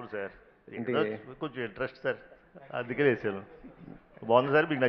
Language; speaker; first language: Telugu; native; Telugu